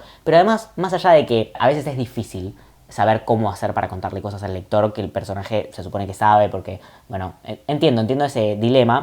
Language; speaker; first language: Spanish; native; Spanish